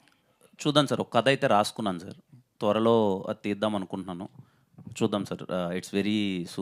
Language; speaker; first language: Telugu; native; Telugu